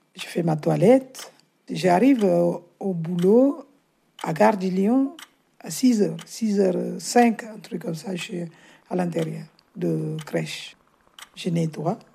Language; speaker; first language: French; non-native, fluent; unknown